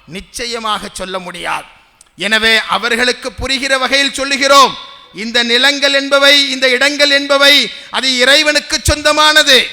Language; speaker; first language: Tamil; native; Tamil